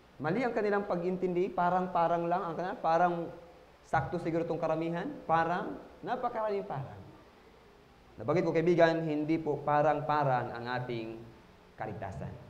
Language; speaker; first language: Filipino; non-native, local second language; Cebuano